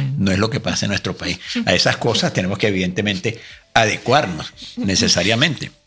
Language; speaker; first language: Spanish; native; Spanish